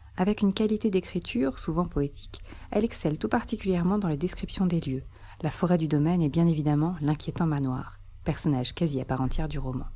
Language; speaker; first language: French; native; French